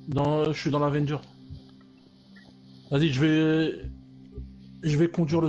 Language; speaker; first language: French; native; French